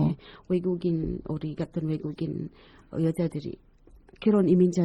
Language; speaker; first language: Korean; non-native, fluent; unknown